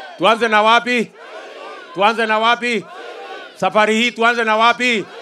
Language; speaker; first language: Swahili; non-native, local second language; Kalenjin